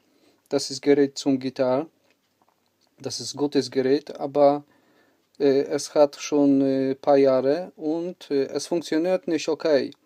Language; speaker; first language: German; non-native, learner; Polish